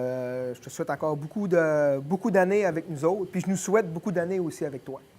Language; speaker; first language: French; native; French